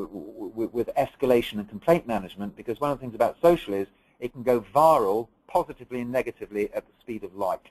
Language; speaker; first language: English; native; English